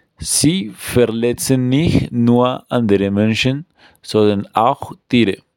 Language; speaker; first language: German; non-native, learner; Spanish